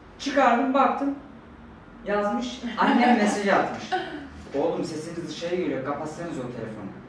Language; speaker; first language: Turkish; native; Turkish